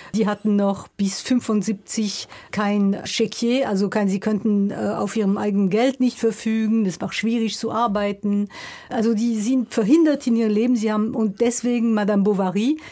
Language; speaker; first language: German; non-native, local second language; French